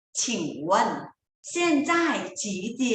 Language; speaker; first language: Chinese; non-native, fluent; Thai